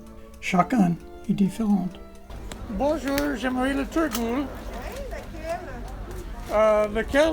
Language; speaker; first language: French; non-native, fluent; English